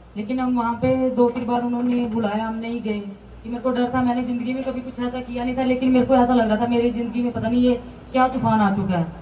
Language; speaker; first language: Hindi; non-native, local second language; Punjabi